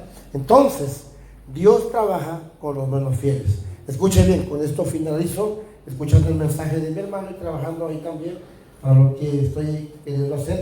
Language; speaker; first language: Spanish; native; Spanish